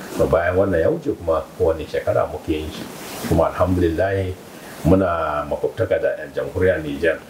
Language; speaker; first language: Hausa; non-native, local second language; Kanuri